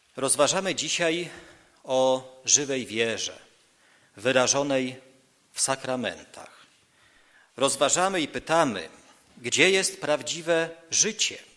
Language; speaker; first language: Polish; native; Polish